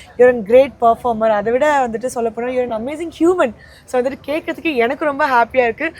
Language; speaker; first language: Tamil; native; Tamil